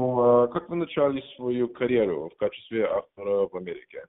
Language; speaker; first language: Russian; non-native, learner; English